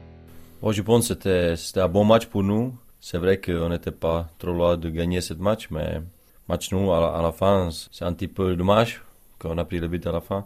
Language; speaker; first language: French; non-native, learner; Czech